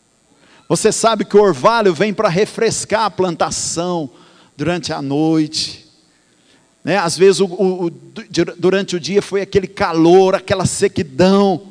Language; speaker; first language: Portuguese; native; Portuguese